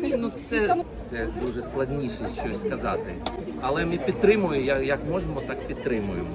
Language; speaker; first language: Ukrainian; non-native, learner; Russian